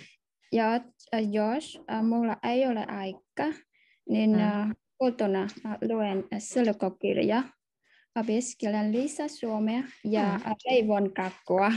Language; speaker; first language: Finnish; non-native, learner; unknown